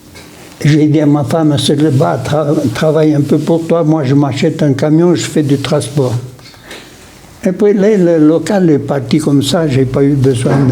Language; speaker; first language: French; non-native, local second language; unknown